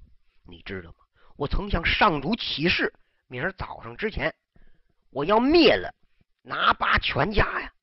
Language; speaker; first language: Chinese; native; Chinese